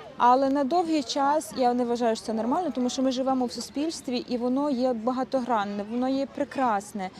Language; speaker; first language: Ukrainian; native; Ukrainian